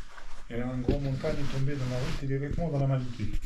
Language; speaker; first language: French; non-native, learner; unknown